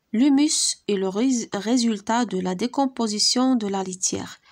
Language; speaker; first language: French; non-native, local second language; Arabic